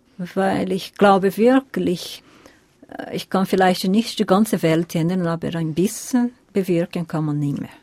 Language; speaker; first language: German; non-native, fluent; Portuguese